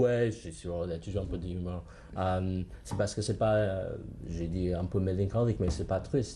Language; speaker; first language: French; non-native, learner; English